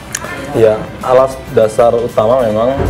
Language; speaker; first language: Indonesian; native; Indonesian